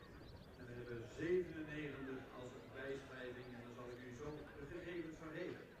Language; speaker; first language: Dutch; native; Dutch